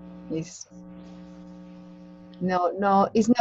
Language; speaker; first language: English; non-native, learner; Spanish